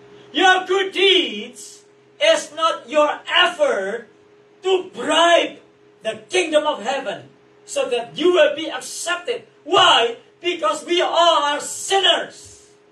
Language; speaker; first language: English; non-native, fluent; Indonesian